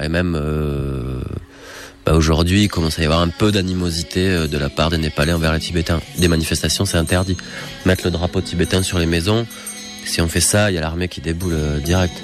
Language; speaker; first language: French; native; French